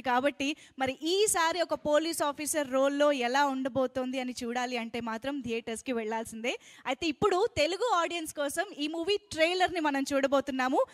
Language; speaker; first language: Telugu; native; Telugu